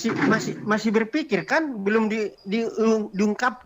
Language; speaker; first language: Indonesian; native; Indonesian